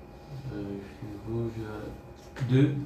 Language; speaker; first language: French; non-native, learner; Bulgarian